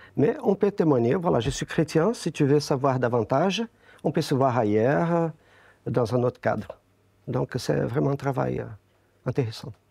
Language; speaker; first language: French; non-native, fluent; Portuguese